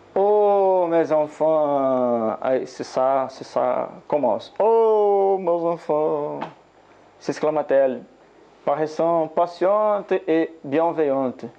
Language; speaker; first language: French; non-native, learner; Portuguese